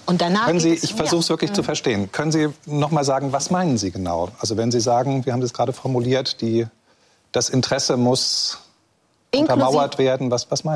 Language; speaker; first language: German; native; German